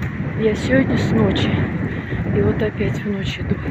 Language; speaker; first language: Russian; native; Russian